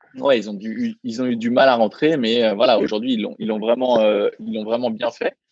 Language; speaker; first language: French; early bilingual, other home language; Vietnamese